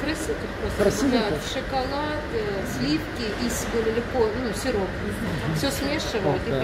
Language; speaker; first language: Russian; native; Russian